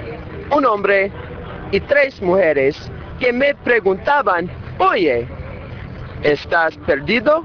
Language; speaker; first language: Spanish; non-native, learner; English